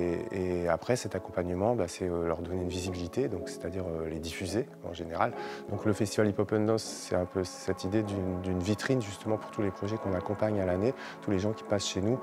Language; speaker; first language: French; native; French